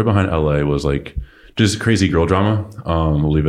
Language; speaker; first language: English; native; English